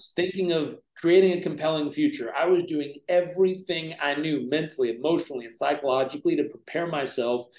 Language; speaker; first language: English; native; English